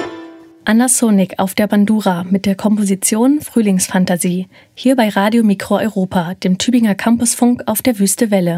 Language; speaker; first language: German; native; German